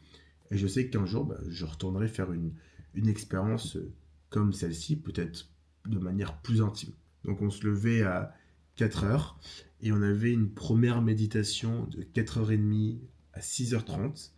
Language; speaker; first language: French; native; French